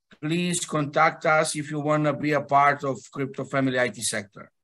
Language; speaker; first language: English; non-native, fluent; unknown